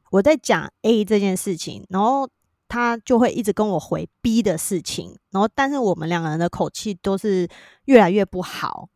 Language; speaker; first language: Chinese; native; Chinese